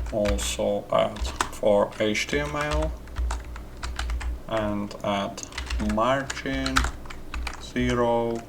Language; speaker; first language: English; non-native, fluent; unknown